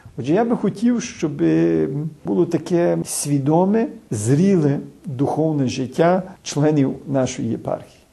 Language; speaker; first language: Ukrainian; early bilingual, heritage; Ukrainian